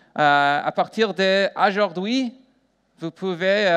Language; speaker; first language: French; non-native, learner; English